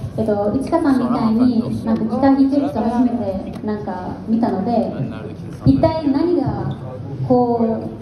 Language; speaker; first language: Japanese; non-native, fluent; Turkish